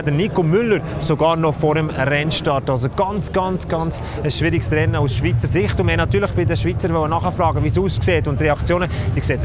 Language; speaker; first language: German; native; German